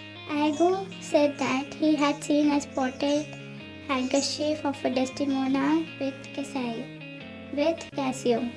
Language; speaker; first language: English; non-native, local second language; Hindi